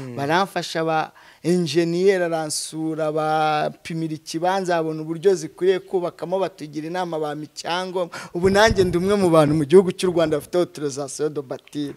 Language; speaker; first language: Kinyarwanda; native; Kinyarwanda